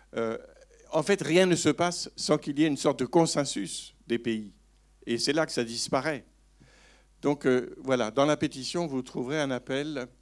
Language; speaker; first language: French; native; French